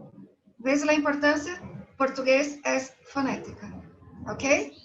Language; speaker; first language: Spanish; non-native, fluent; Portuguese